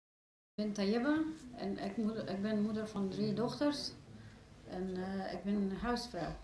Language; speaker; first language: Dutch; non-native, learner; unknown